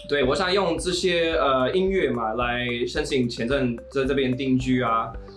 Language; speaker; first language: Chinese; non-native, fluent; English